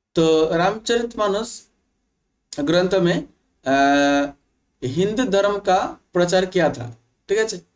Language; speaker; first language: Hindi; non-native, local second language; Bangla